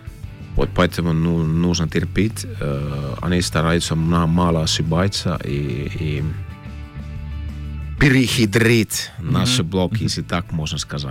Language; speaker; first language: Russian; non-native, learner; Finnish